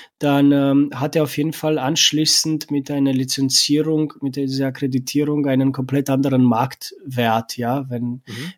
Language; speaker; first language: German; non-native, fluent; Romanian